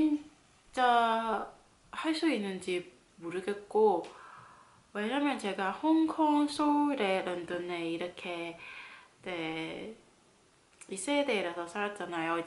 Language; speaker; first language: Korean; non-native, fluent; Cantonese